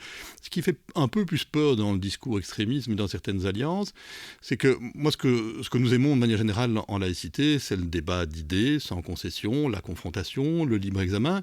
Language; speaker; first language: French; native; French